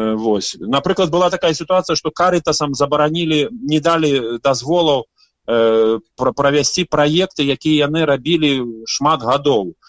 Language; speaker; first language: Belarusian; native; Belarusian